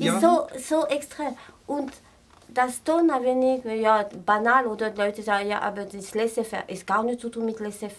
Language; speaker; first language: German; non-native, fluent; French